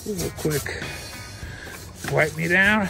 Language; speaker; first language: English; native; English